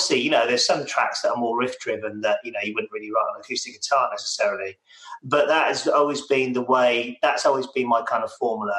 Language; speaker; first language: English; native; English